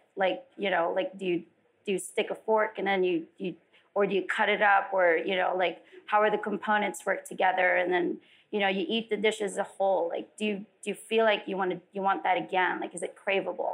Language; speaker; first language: English; non-native, local second language; Filipino